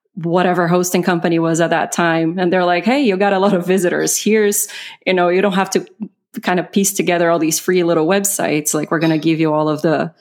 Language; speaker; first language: English; non-native, fluent; Portuguese